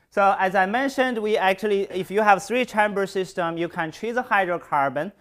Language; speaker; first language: English; non-native, fluent; Chinese